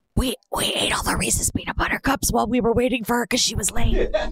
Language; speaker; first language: English; native; English